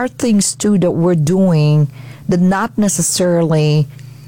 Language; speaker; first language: English; non-native, local second language; Filipino